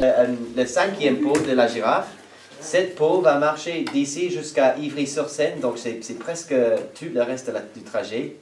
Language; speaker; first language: French; non-native, fluent; English